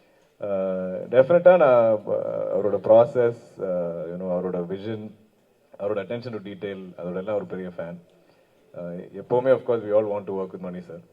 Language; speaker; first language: Tamil; non-native, local second language; Malayalam